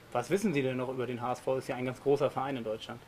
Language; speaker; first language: German; native; German